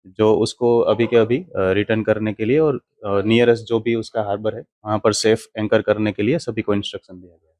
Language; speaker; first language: Hindi; non-native, local second language; Gujarati